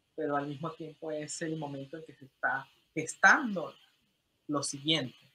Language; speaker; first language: Spanish; native; Spanish